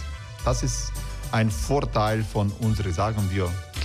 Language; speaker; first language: German; non-native, fluent; Croatian